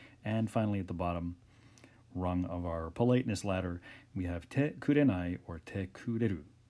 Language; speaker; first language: English; native; English